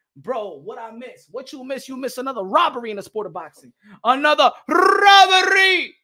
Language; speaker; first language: English; native; English